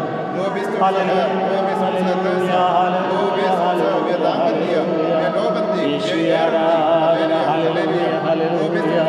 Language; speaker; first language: German; non-native, learner; Malayalam